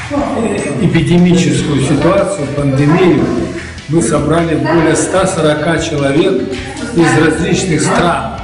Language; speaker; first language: Russian; native; Russian